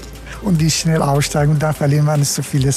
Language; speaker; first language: German; non-native, learner; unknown